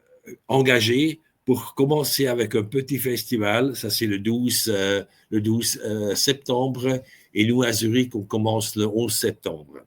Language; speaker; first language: French; non-native, local second language; German